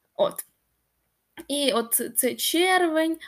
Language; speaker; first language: Ukrainian; non-native, local second language; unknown